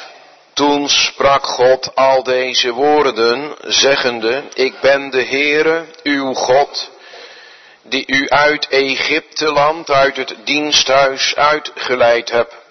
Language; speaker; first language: Dutch; native; Dutch